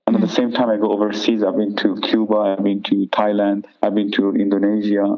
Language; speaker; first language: English; non-native, fluent; Persian